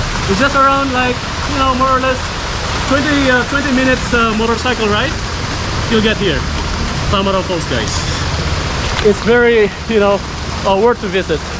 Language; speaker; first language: English; non-native, local second language; Cebuano